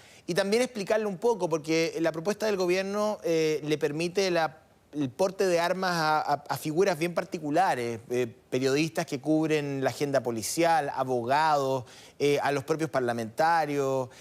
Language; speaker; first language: Spanish; native; Spanish